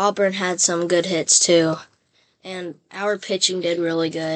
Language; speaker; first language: English; native; English